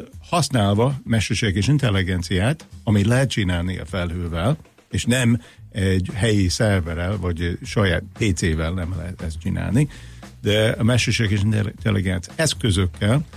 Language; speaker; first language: Hungarian; non-native, fluent; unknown